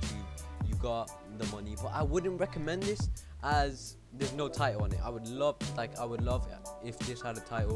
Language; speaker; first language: English; native; English